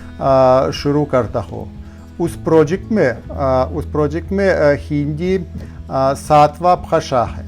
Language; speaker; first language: Hindi; non-native, learner; Russian